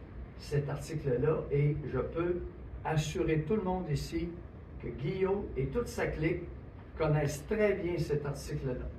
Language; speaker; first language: French; native; French